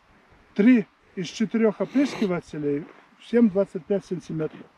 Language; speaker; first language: Russian; non-native, fluent; Latvian